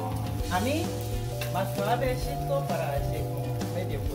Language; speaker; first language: Spanish; non-native, learner; Korean